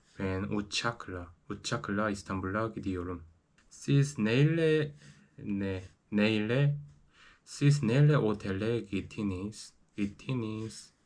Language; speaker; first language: Turkish; non-native, learner; Korean